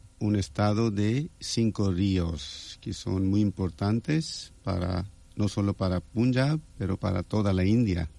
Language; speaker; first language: Spanish; non-native, fluent; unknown